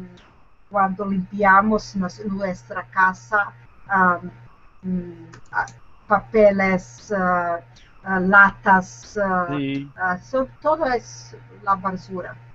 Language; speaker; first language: Spanish; non-native, learner; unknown